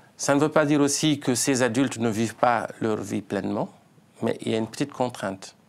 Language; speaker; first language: French; non-native, local second language; Fula